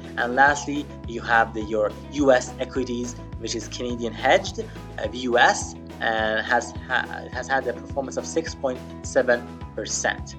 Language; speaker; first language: English; non-native, fluent; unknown